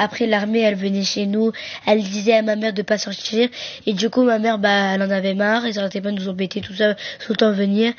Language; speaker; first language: French; early bilingual, other home language; Arabic